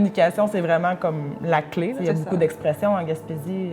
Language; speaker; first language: French; native; French